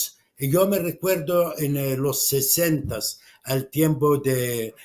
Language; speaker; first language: Spanish; non-native, fluent; Arabic